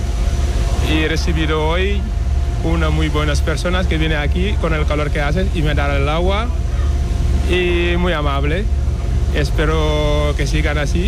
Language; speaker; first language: Spanish; non-native, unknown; Wolof